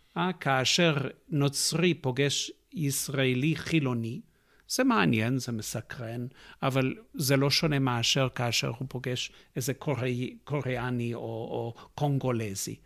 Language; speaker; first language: Hebrew; non-native, fluent; English